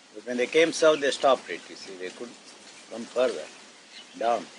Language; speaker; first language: English; non-native, local second language; Telugu